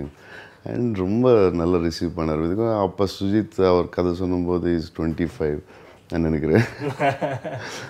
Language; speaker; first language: Tamil; non-native, learner; Telugu